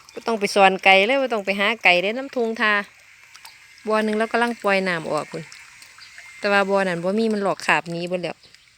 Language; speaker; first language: Thai; native; Thai